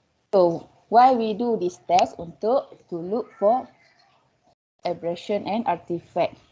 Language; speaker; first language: English; non-native, local second language; Malay